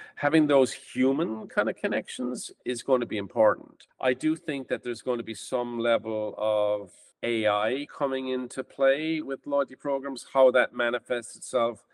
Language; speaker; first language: English; native; English